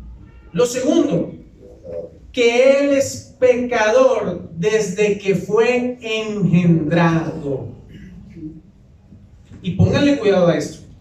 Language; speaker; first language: Spanish; native; Spanish